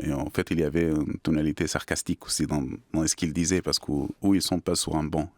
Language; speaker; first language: French; non-native, fluent; Arabic